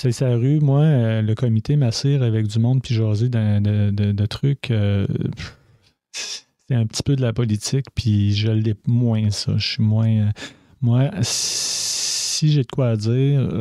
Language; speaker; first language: French; native; French